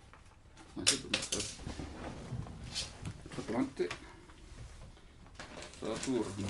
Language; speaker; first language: Japanese; non-native, learner; Italian